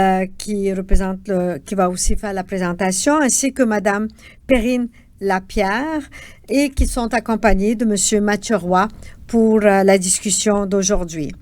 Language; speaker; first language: French; native; French